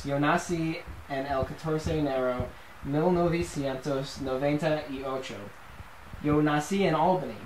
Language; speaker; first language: Spanish; non-native, learner; English